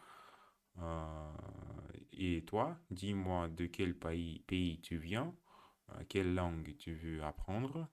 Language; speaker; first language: French; non-native, learner; Russian